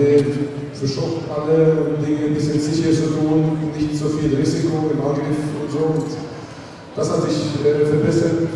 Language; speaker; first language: German; non-native, fluent; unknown